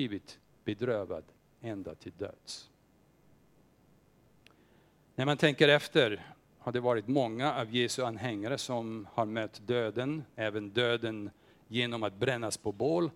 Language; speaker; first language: Swedish; non-native, fluent; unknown